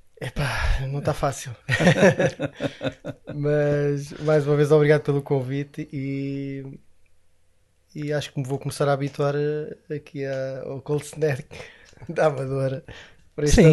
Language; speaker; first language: Portuguese; native; Portuguese